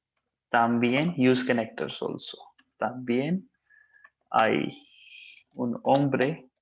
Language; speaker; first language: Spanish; non-native, fluent; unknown